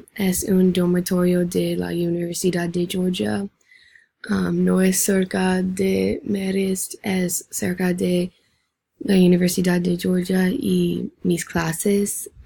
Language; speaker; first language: Spanish; non-native, learner; English